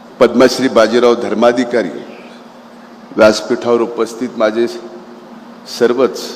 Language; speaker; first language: Marathi; native; Marathi